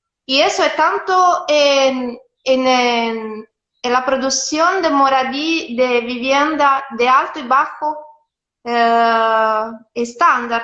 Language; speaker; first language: Spanish; non-native, fluent; Italian